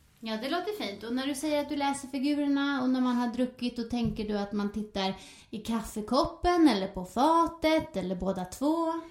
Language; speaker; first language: Swedish; native; Swedish